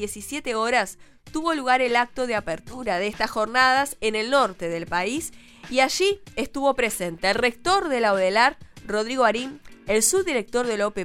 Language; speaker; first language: Spanish; native; Spanish